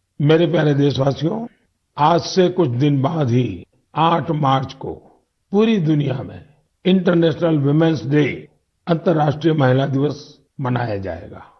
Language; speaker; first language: Hindi; non-native, local second language; Gujarati